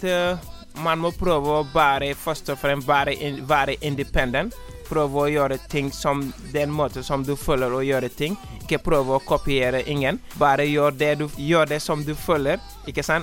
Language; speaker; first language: Norwegian; non-native, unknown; Wolof